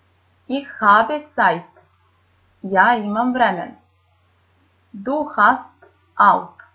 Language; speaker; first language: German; non-native, fluent; Serbian